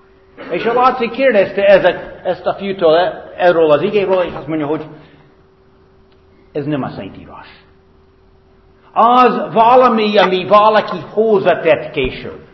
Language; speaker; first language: Hungarian; non-native, fluent; English